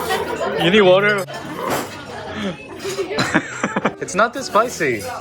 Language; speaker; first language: English; non-native, fluent; Korean